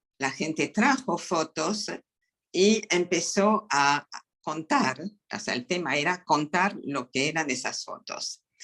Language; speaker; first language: Spanish; non-native, fluent; French